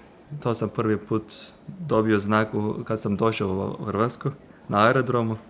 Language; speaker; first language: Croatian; non-native, fluent; Turkish